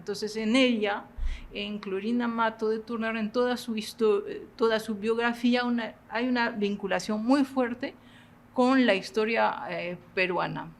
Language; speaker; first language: Spanish; non-native, fluent; French